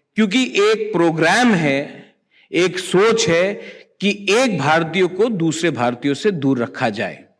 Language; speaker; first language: Hindi; non-native, local second language; Kok Borok